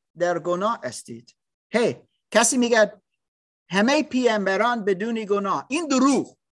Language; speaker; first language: Persian; non-native, learner; English